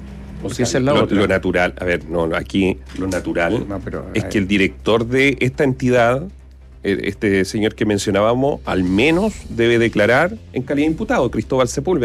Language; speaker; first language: Spanish; native; Spanish